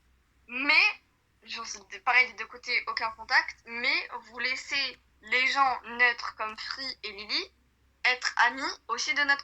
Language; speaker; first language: French; native; French